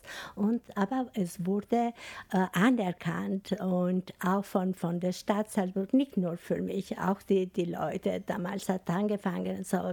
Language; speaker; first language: German; non-native, fluent; Albanian